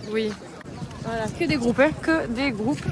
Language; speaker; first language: French; native; French